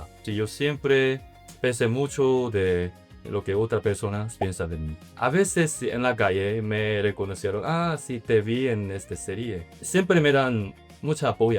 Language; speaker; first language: Spanish; non-native, learner; Korean